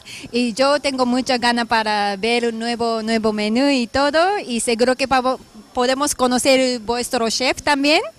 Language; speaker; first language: Spanish; non-native, fluent; Japanese